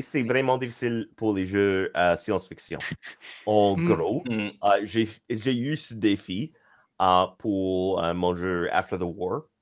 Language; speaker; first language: French; non-native, local second language; English